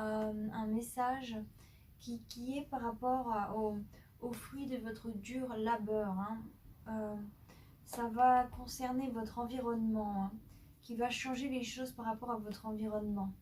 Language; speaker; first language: French; native; French